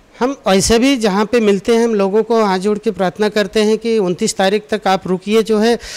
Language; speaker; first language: Hindi; native; Hindi